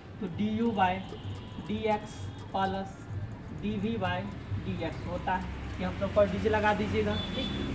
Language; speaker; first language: Hindi; native; Hindi